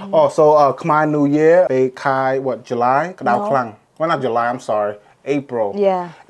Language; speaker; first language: English; native; English